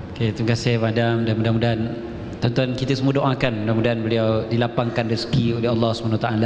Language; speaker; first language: Malay; native; Malay